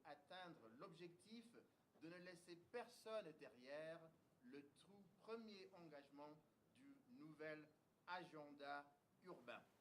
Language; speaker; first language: French; non-native, fluent; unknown